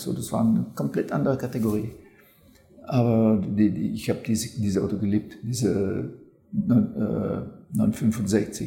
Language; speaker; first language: German; non-native, fluent; French